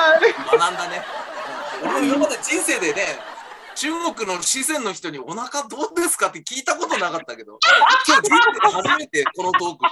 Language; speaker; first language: Japanese; native; Japanese